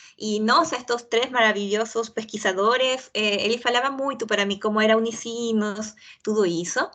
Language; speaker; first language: Portuguese; non-native, fluent; Spanish